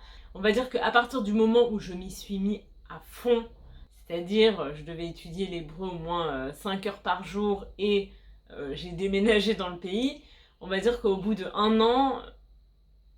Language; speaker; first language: French; native; French